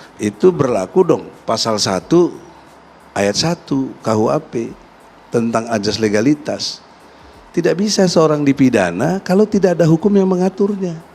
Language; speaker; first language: Indonesian; native; Indonesian